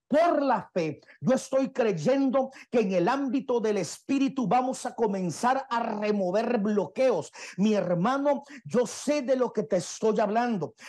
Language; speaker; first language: Spanish; native; Spanish